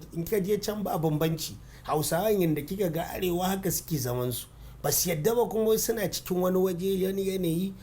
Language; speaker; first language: Hausa; non-native, local second language; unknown